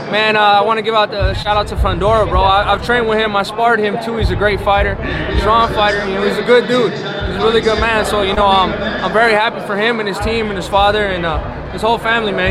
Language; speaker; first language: English; early bilingual, other home language; Spanish